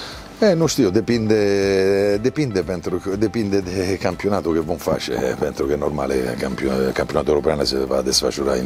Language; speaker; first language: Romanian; non-native, learner; Italian